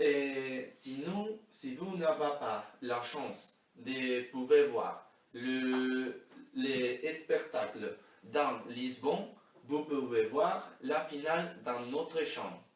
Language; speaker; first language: French; non-native, learner; Spanish